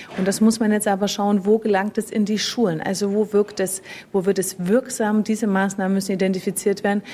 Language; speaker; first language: German; native; German